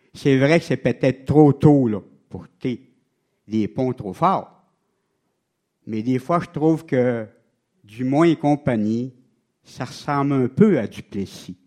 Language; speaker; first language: French; native; French